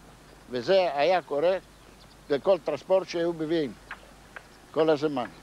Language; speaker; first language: Hebrew; non-native, fluent; Ladino